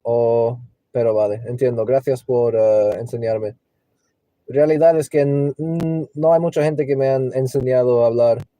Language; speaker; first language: Spanish; non-native, learner; English